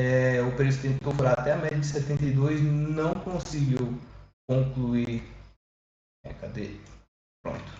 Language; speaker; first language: Portuguese; native; Portuguese